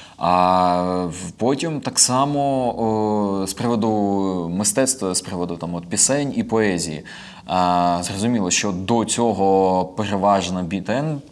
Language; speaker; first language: Ukrainian; non-native, local second language; Russian